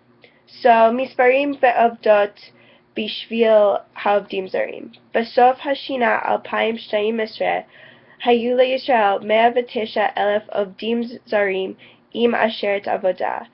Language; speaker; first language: Hebrew; non-native, learner; English